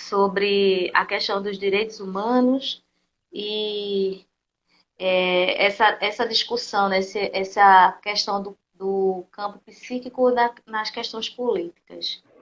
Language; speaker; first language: Portuguese; native; Portuguese